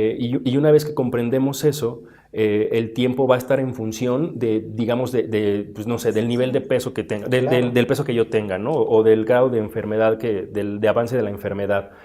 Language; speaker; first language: Spanish; native; Spanish